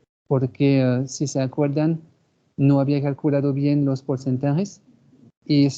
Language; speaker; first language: Spanish; non-native, fluent; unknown